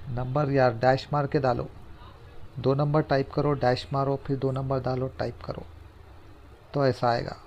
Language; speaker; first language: Hindi; non-native, local second language; Urdu